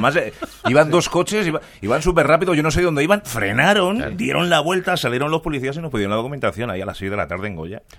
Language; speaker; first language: Spanish; early bilingual, other home language; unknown